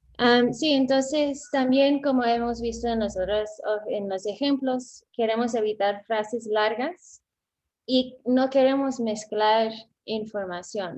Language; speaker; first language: Spanish; non-native, fluent; English